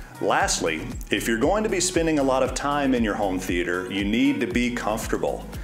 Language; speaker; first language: English; native; English